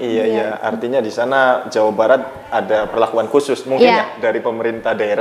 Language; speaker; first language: Indonesian; native; Indonesian